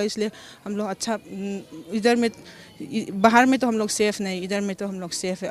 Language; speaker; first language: Hindi; non-native, local second language; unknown